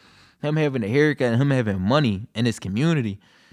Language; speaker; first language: English; native; English